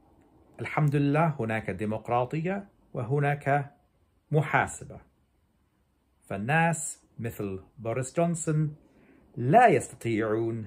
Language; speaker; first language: Arabic; non-native, fluent; English